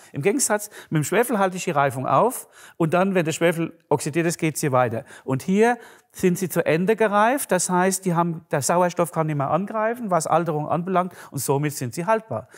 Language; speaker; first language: German; native; German